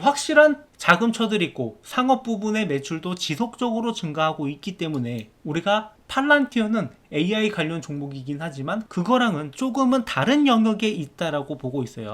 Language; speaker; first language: Korean; native; Korean